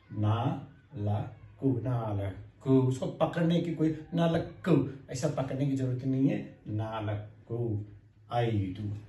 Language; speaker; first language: Hindi; non-native, local second language; Kannada